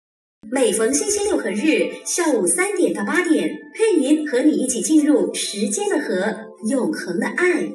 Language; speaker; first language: Chinese; native; Chinese